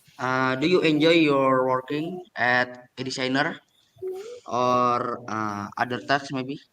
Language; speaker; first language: English; non-native, learner; Indonesian